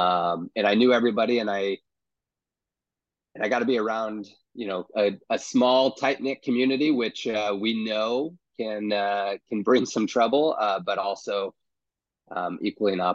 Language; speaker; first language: English; native; English